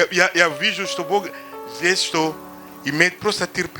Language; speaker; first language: Russian; non-native, fluent; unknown